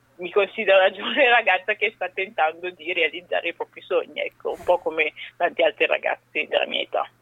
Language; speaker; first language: Italian; early bilingual, other home language; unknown